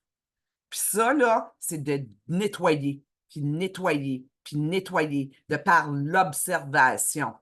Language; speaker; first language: French; native; French